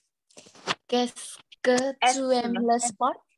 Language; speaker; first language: French; non-native, learner; Indonesian